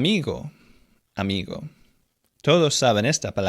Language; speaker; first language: Spanish; non-native, fluent; English